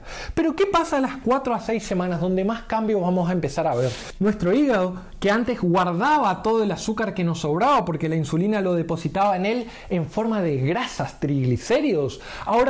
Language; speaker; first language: Spanish; native; Spanish